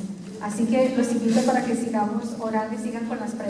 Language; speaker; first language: Spanish; native; Spanish